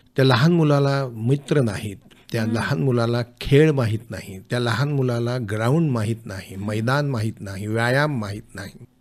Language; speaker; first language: Marathi; native; Marathi